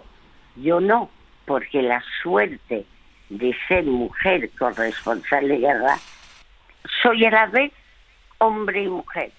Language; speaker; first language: Spanish; early bilingual, other home language; French